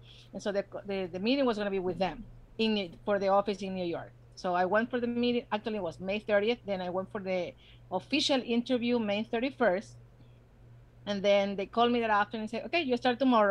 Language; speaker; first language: English; non-native, fluent; Spanish